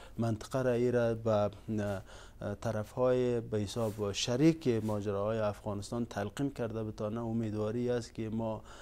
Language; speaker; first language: Persian; non-native, local second language; Uzbek